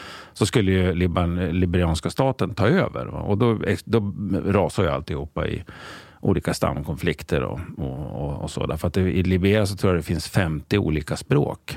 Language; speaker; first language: Swedish; native; Swedish